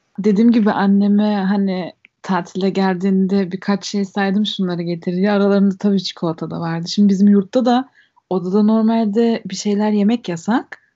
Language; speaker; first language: Turkish; early bilingual, heritage; Turkish